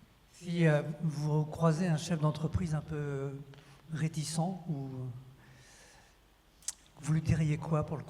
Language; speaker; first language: French; native; French